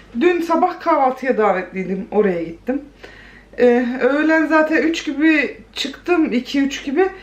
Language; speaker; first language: Turkish; early bilingual, heritage; Turkish